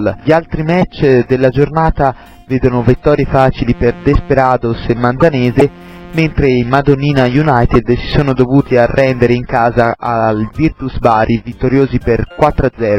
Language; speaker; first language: Italian; native; Italian